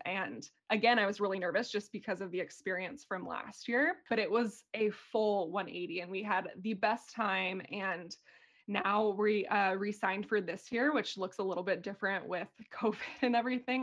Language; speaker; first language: English; native; English